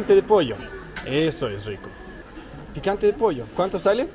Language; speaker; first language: Spanish; non-native, learner; Danish